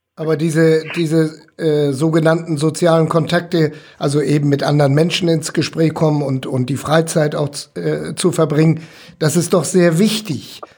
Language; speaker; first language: German; native; German